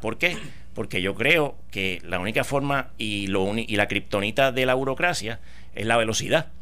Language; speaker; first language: Spanish; native; Spanish